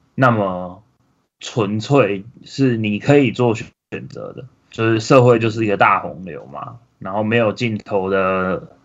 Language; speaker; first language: Chinese; native; Chinese